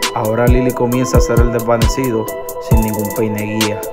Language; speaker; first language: Spanish; native; Spanish